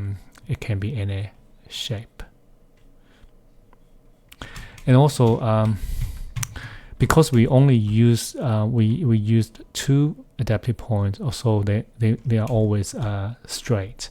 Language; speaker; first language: English; non-native, fluent; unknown